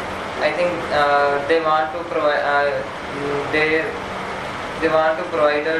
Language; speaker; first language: English; non-native, learner; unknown